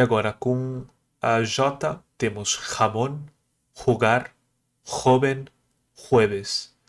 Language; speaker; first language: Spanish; early bilingual, other home language; Portuguese